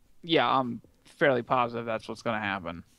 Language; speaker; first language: English; native; English